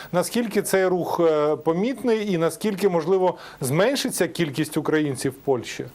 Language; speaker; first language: Ukrainian; native; Ukrainian